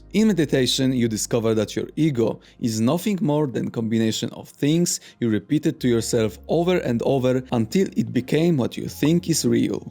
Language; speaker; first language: English; non-native, fluent; Polish